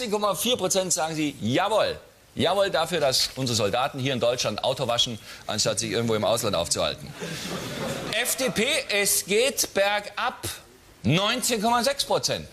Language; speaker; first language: German; native; German